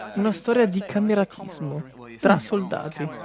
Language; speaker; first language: Italian; native; Italian